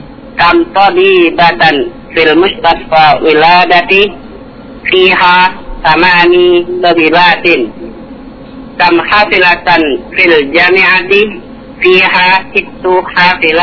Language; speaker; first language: Arabic; non-native, learner; Indonesian